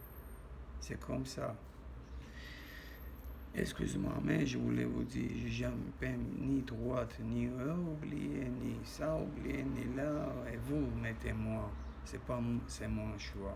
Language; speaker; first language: French; non-native, learner; Armenian